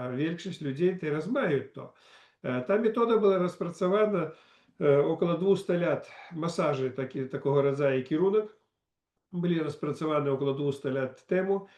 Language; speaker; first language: Polish; non-native, learner; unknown